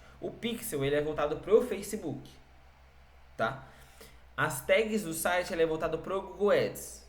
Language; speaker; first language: Portuguese; native; Portuguese